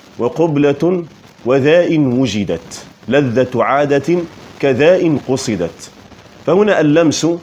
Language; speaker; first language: Arabic; native; Arabic